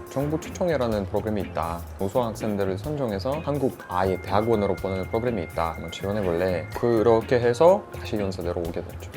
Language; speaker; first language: Korean; non-native, fluent; Russian